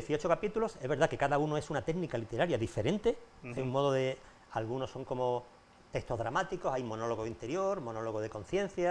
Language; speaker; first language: Spanish; native; Spanish